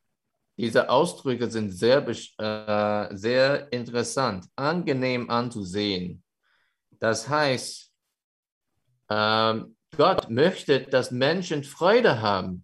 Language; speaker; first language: German; non-native, fluent; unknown